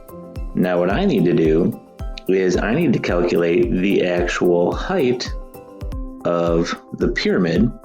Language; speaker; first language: English; native; English